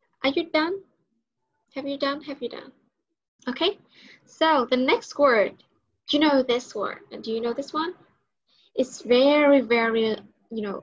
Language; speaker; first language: English; non-native, learner; Vietnamese